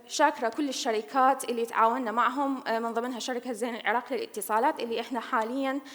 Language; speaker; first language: English; non-native, learner; Arabic